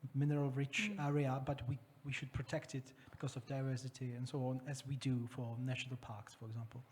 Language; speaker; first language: English; non-native, fluent; Czech